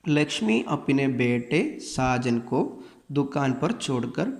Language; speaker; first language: Urdu; non-native, local second language; Malayalam